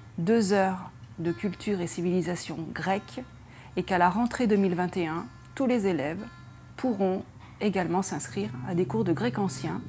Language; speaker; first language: French; non-native, fluent; Greek